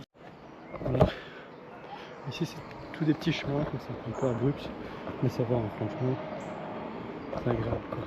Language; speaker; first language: French; native; French